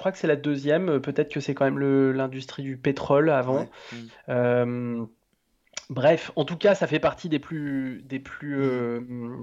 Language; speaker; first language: French; native; French